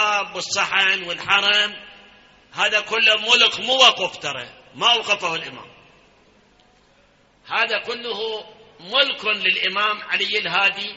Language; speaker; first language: Arabic; native; Arabic